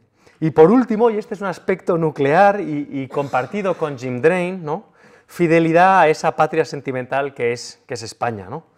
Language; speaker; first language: Spanish; native; Spanish